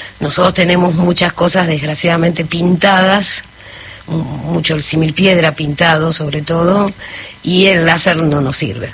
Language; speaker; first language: Spanish; native; Spanish